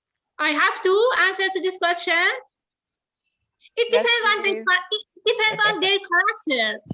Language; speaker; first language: English; non-native, learner; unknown